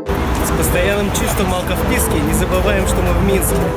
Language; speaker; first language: Russian; native; Russian